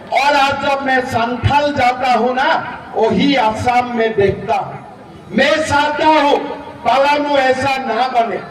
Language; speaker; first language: Hindi; non-native, local second language; Assamese